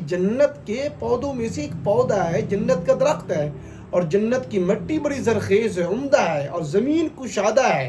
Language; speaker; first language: Urdu; native; Urdu